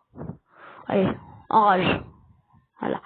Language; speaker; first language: French; native; French